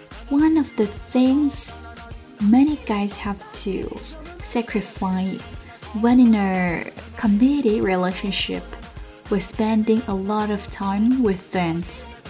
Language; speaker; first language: English; non-native, fluent; Chinese